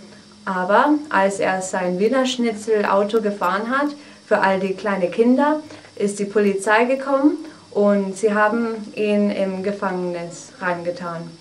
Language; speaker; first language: German; non-native, learner; English